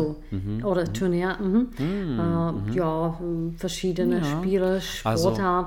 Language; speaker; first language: German; non-native, fluent; Czech